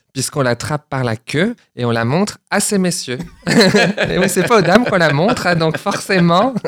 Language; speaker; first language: French; native; French